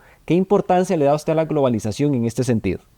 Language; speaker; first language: Spanish; native; Spanish